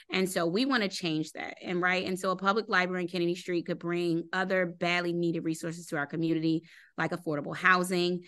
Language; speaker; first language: English; native; English